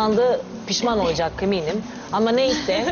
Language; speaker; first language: Turkish; non-native, learner; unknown